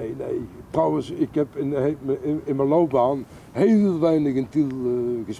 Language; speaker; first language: Dutch; native; Dutch